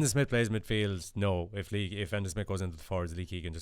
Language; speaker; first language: English; native; English